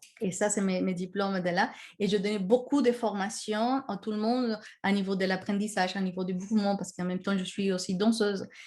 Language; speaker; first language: French; non-native, fluent; Spanish